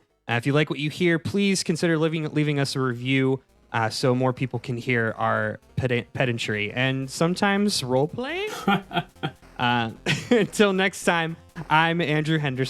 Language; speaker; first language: English; native; English